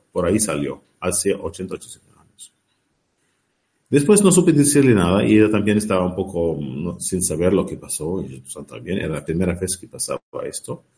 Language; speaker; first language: Spanish; non-native, learner; Arabic